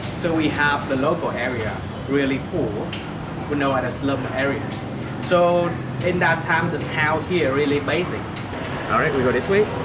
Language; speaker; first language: English; non-native, fluent; Vietnamese